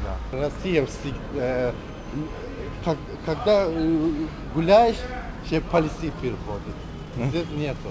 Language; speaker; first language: Russian; non-native, learner; Azerbaijani